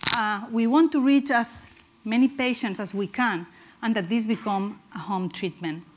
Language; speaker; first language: English; non-native, fluent; Spanish